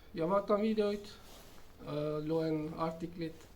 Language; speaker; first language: Estonian; non-native, learner; Turkish